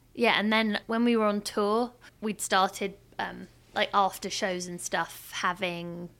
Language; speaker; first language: English; native; English